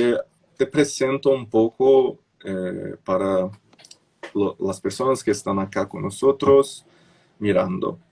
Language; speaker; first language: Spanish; non-native, fluent; Portuguese